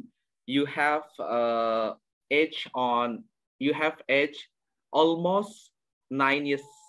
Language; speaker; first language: English; non-native, learner; Indonesian